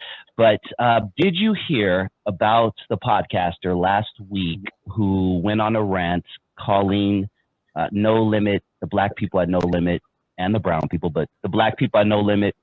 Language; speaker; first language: English; native; English